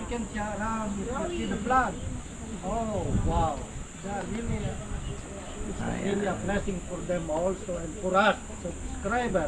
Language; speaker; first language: English; non-native, local second language; Filipino